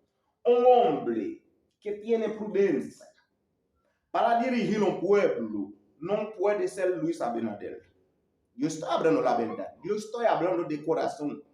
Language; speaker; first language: Spanish; non-native, learner; Haitian Creole